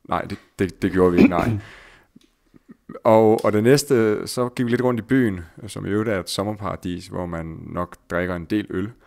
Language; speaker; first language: Danish; native; Danish